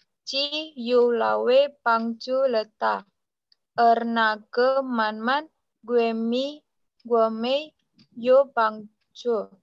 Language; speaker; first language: Chinese; non-native, learner; Indonesian